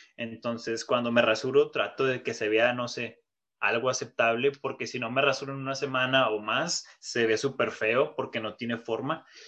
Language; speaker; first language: Spanish; native; Spanish